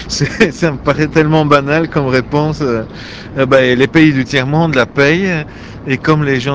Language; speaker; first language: French; native; French